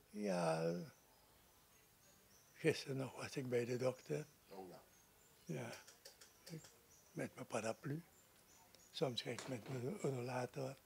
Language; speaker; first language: Dutch; non-native, local second language; Sranan Tongo